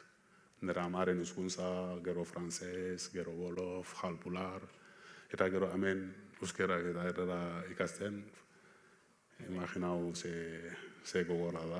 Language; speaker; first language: Basque; non-native, learner; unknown